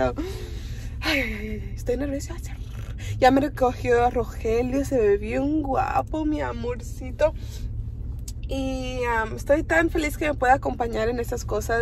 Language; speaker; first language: Spanish; early bilingual, heritage; Spanish